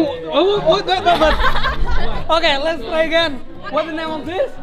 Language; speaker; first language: English; non-native, learner; Indonesian